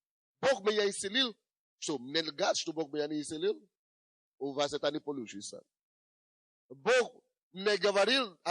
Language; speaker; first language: Russian; non-native, fluent; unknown